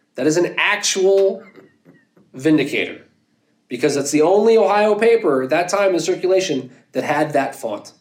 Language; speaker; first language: English; native; English